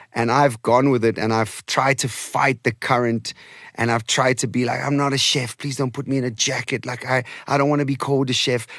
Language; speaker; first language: English; non-native, local second language; Portuguese